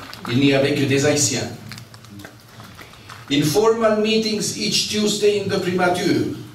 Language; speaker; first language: French; non-native, fluent; Spanish